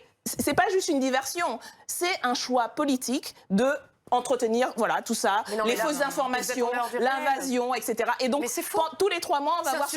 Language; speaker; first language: French; native; French